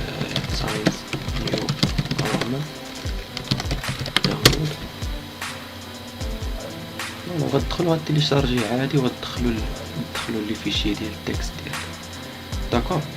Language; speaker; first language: Arabic; native; Arabic